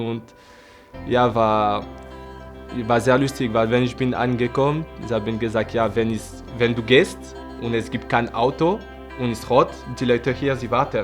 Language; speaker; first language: German; non-native, learner; French